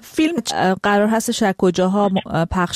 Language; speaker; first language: Persian; native; Persian